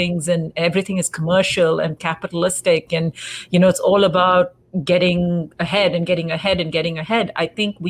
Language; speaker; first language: English; native; English